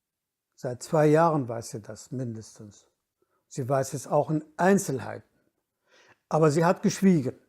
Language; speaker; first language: German; non-native, fluent; Kurdish